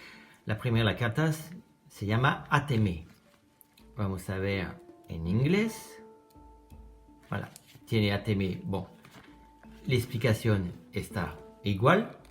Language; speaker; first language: Spanish; non-native, learner; French